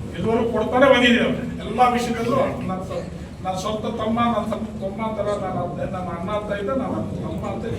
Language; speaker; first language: Kannada; native; Kannada